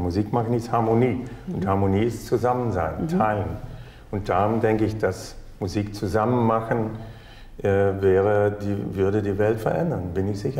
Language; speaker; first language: German; non-native, fluent; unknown